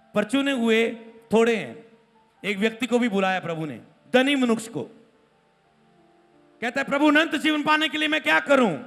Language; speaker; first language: Hindi; non-native, local second language; Punjabi